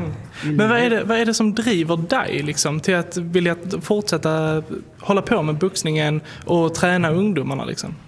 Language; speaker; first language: Swedish; native; Swedish